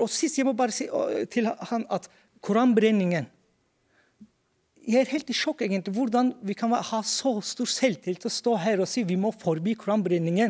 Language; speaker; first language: Norwegian; non-native, fluent; Turkish